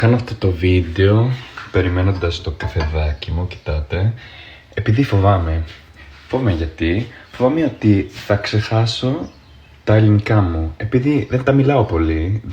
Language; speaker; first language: Greek; non-native, fluent; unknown